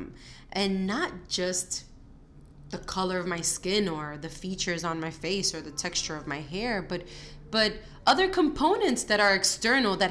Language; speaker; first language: English; native; English